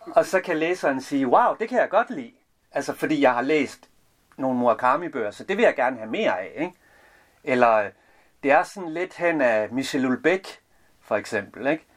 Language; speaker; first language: Danish; early bilingual, other home language; Serbian